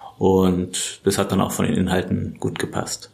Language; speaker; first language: German; native; German